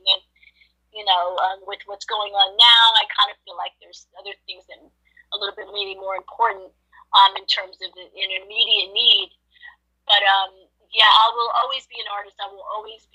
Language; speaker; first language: English; native; English